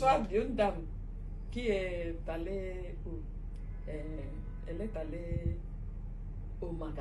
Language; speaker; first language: French; non-native, fluent; Igbo